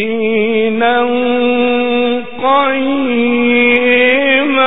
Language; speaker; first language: Arabic; native; Arabic